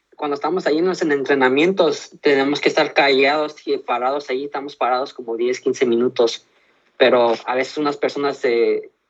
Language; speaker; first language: Spanish; early bilingual, heritage; Spanish